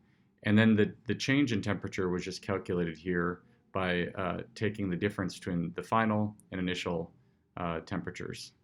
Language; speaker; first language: English; native; English